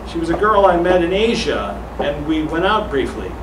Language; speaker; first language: English; native; English